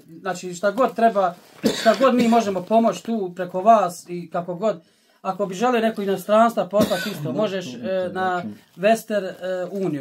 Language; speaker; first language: Bosnian; native; Bosnian